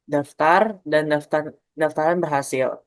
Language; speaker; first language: Indonesian; native; Indonesian